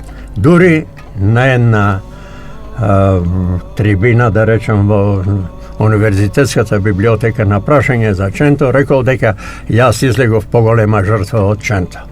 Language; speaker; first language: Macedonian; native; Macedonian